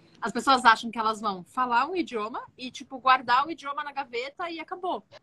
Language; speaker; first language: Portuguese; native; Portuguese